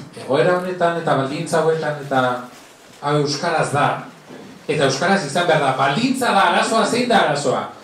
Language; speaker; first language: Basque; non-native, local second language; Spanish